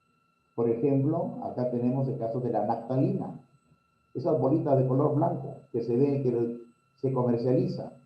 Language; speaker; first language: Spanish; native; Spanish